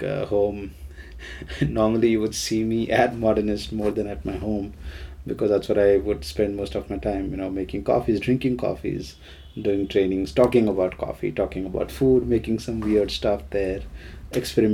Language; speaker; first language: English; non-native, local second language; Gujarati